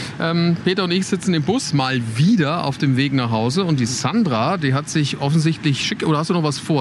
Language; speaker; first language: German; native; German